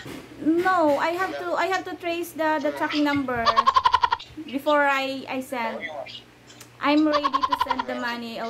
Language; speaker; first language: English; non-native, local second language; Filipino